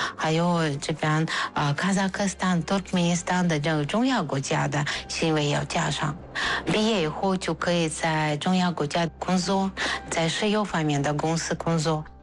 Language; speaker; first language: Chinese; non-native, learner; Russian